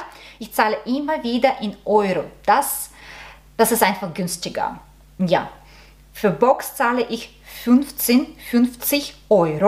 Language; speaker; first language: German; non-native, learner; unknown